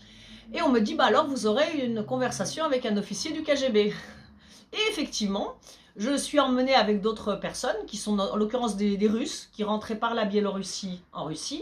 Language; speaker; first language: French; early bilingual, other home language; Polish